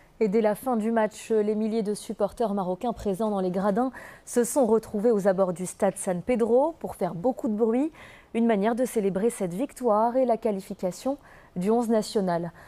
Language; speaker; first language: French; non-native, local second language; Arabic